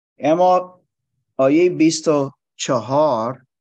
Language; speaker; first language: Persian; non-native, learner; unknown